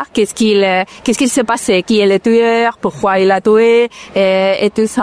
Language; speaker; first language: French; non-native, fluent; Spanish